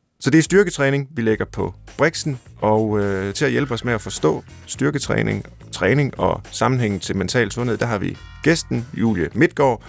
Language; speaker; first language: Danish; native; Danish